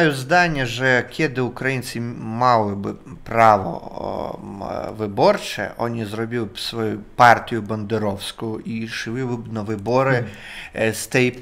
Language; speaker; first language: Polish; non-native, fluent; Russian